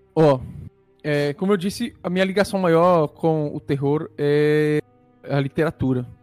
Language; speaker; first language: Portuguese; early bilingual, other home language; Italian